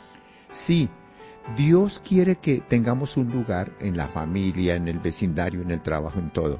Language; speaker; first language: Spanish; native; Spanish